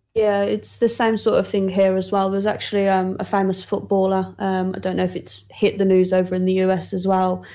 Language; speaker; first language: English; native; English